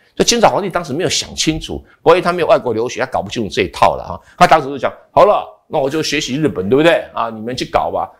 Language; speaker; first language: Chinese; native; Chinese